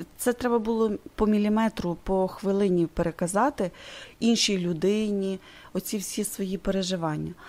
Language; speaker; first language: Ukrainian; native; Ukrainian